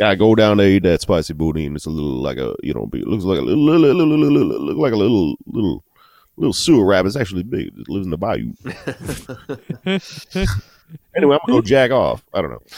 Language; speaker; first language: English; native; English